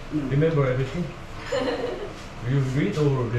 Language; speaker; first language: English; non-native, learner; Korean